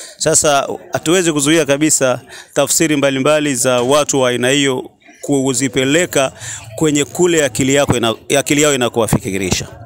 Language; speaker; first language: Swahili; native; Swahili